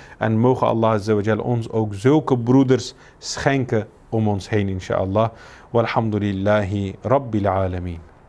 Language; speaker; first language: Dutch; early bilingual, other home language; Turkish